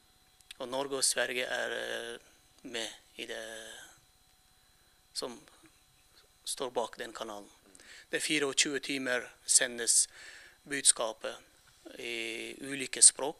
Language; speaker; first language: Norwegian; non-native, fluent; Turkmen